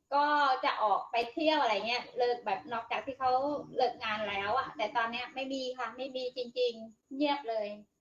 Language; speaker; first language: Thai; native; Thai